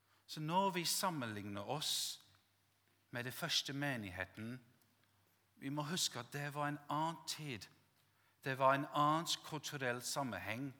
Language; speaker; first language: Norwegian; non-native, fluent; English